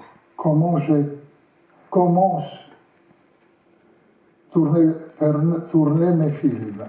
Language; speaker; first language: French; non-native, learner; Russian